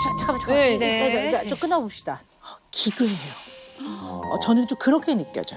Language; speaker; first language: Korean; native; Korean